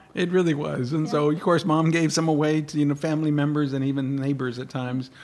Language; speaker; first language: English; early bilingual, other home language; Spanish